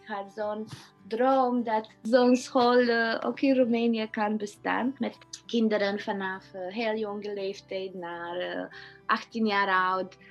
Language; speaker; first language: Dutch; non-native, fluent; Romanian